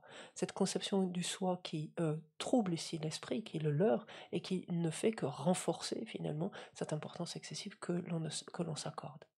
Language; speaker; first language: French; native; French